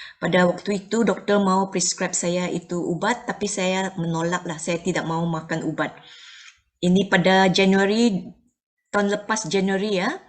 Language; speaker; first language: Malay; non-native, local second language; Chinese